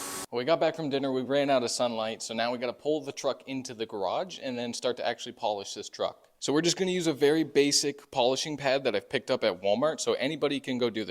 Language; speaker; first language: English; native; English